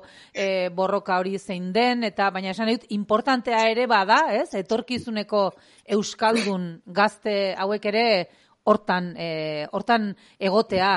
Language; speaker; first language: Basque; native; Basque